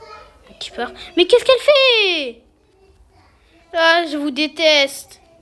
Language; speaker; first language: French; native; French